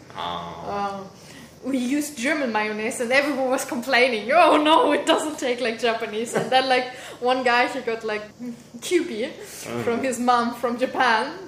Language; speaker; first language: English; non-native, fluent; German